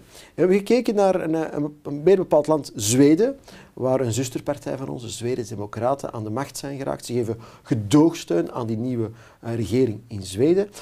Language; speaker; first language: Dutch; native; Dutch